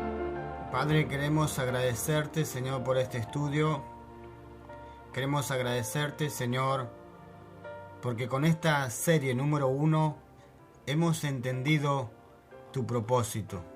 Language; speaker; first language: Spanish; non-native, fluent; French